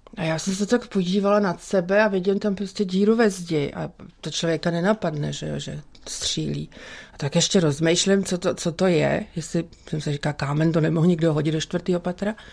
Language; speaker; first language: Czech; native; Czech